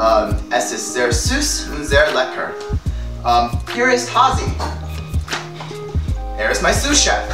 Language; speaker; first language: German; non-native, learner; English